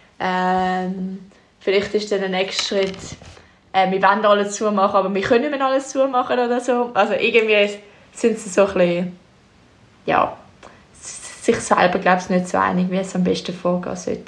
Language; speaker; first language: German; native; German